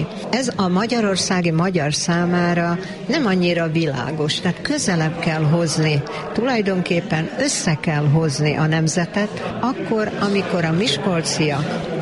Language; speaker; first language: Hungarian; native; Hungarian